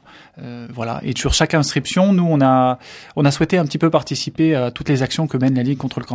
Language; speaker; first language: French; native; French